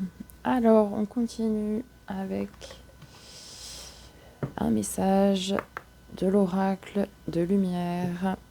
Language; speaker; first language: French; native; French